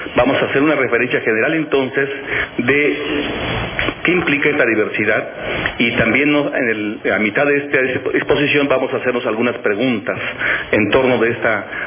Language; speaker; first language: Spanish; non-native, local second language; Tzeltal